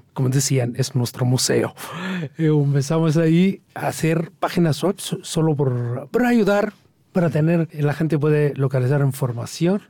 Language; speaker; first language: Spanish; non-native, fluent; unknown